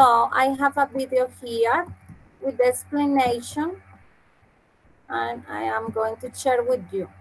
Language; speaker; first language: English; non-native, fluent; Spanish